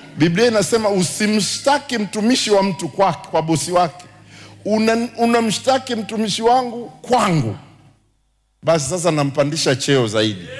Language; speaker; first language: Swahili; native; Swahili